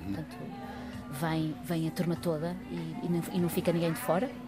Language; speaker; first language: Portuguese; native; Portuguese